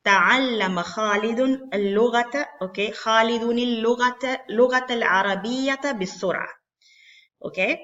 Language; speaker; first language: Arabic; non-native, fluent; Spanish